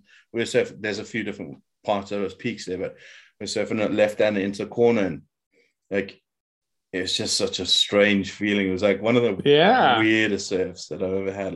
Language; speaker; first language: English; native; English